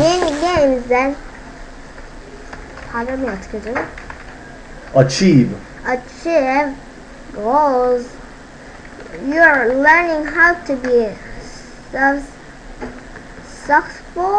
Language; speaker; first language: English; non-native, learner; Korean